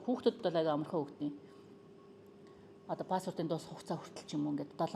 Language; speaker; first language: Mongolian; native; Mongolian